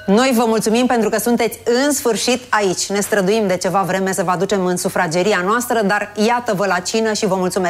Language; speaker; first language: Romanian; native; Romanian